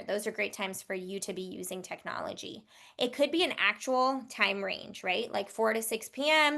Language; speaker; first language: English; native; English